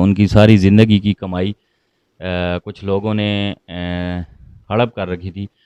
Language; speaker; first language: Urdu; native; Urdu